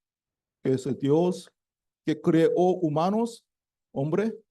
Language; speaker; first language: Spanish; non-native, learner; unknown